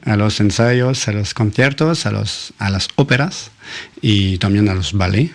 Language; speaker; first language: Spanish; non-native, fluent; French